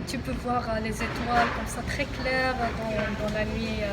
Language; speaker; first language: French; non-native, local second language; Arabic